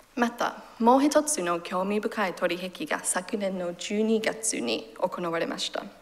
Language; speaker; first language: Japanese; non-native, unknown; English